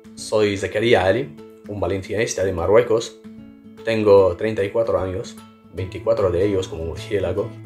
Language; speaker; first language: Spanish; non-native, fluent; Arabic